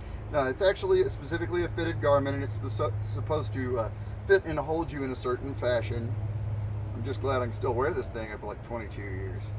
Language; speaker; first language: English; native; English